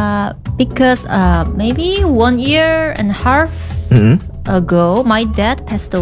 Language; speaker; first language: English; non-native, learner; Korean